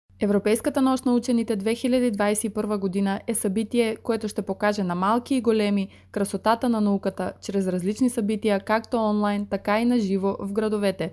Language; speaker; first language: Bulgarian; native; Bulgarian